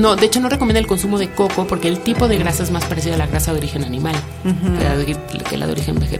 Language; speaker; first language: Spanish; native; Spanish